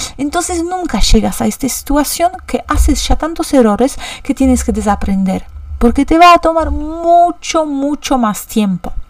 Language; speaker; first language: Spanish; non-native, fluent; Polish